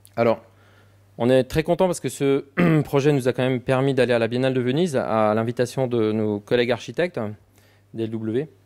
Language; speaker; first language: French; native; French